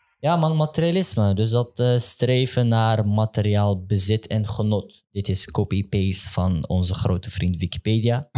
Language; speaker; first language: Dutch; early bilingual, other home language; Turkish